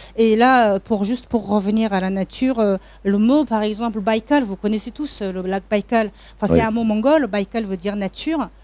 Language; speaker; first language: French; non-native, fluent; Mongolian